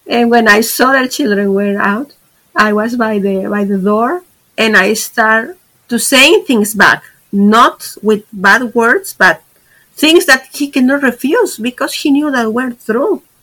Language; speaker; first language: English; non-native, fluent; Spanish